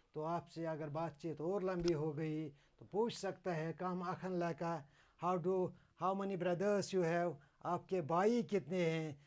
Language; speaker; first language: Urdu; non-native, local second language; Kashmiri